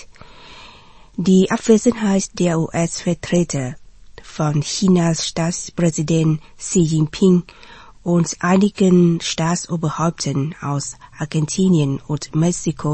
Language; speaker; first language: German; non-native, fluent; Vietnamese